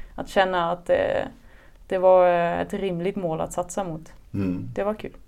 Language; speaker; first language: Swedish; non-native, fluent; Dutch